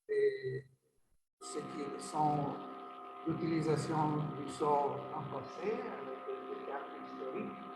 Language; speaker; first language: French; non-native, learner; Italian